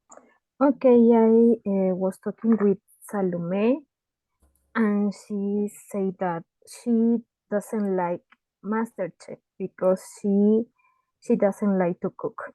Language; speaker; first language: English; non-native, learner; Spanish